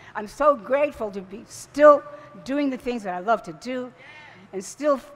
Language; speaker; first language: English; native; English